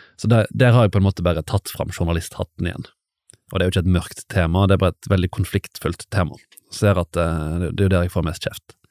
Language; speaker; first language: Norwegian; native; Norwegian